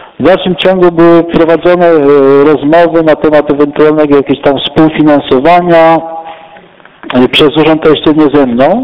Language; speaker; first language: Polish; native; Polish